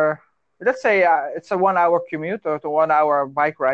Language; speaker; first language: English; non-native, fluent; Dutch